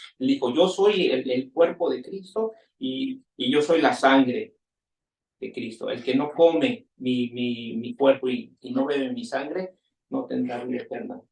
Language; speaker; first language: Spanish; native; Spanish